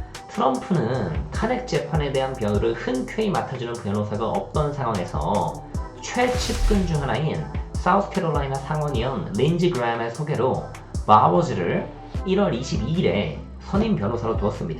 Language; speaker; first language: Korean; native; Korean